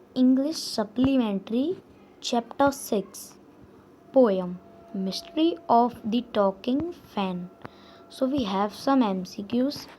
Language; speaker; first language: English; non-native, local second language; Hindi